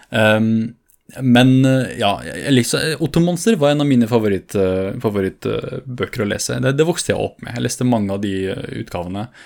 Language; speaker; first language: Norwegian; early bilingual, other home language; Kurdish